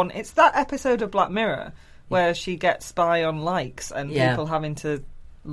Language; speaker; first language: English; native; English